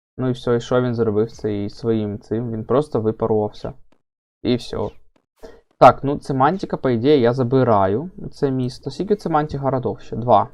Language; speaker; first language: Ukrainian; non-native, local second language; Russian